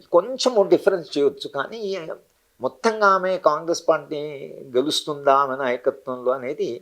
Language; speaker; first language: Telugu; native; Telugu